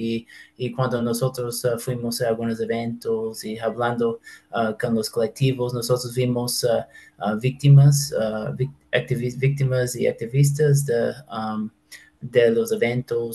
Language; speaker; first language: Spanish; non-native, fluent; English